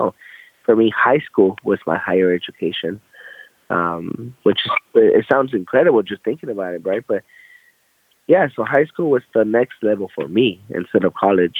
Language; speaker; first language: English; native; English